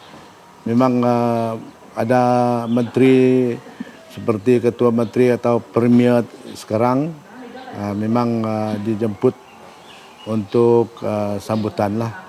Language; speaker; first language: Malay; non-native, local second language; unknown